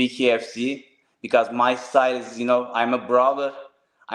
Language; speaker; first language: English; non-native, learner; Turkish